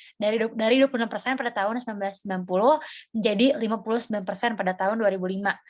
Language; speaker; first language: Indonesian; native; Indonesian